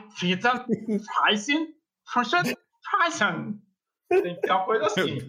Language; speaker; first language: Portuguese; native; Portuguese